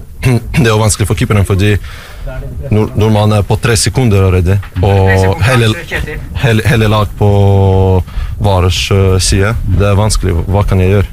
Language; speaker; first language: Norwegian; non-native, learner; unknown